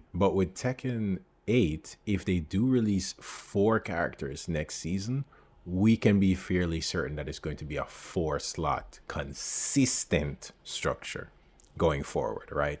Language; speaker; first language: English; native; English